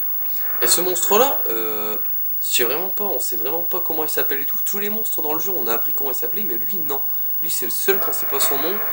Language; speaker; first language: French; native; French